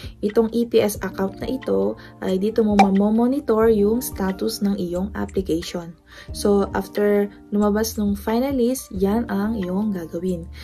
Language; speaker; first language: Filipino; non-native, local second language; Pampanga